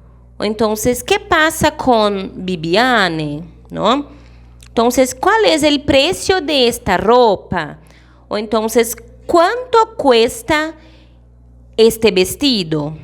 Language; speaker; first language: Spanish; non-native, fluent; Portuguese